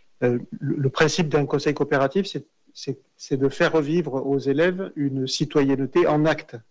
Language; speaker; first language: French; native; French